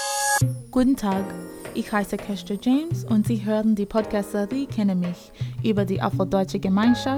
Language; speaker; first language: German; non-native, learner; English